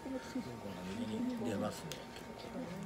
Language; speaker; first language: Japanese; native; Japanese